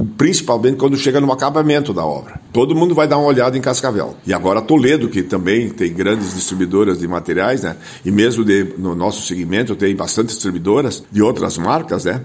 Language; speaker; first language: Portuguese; non-native, local second language; German